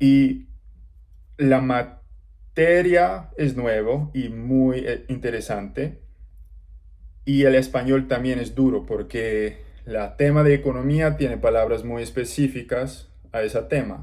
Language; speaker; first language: Spanish; non-native, learner; English